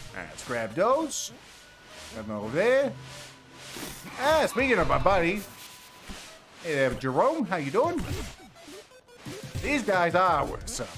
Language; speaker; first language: English; native; English